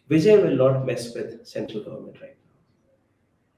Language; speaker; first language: English; non-native, local second language; Tamil